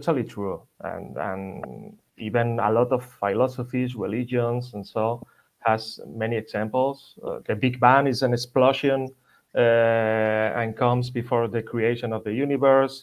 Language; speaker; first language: English; non-native, fluent; Spanish